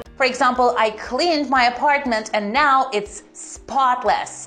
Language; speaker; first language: English; non-native, fluent; Romanian